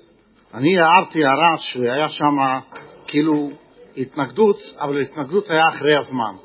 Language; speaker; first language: Hebrew; non-native, fluent; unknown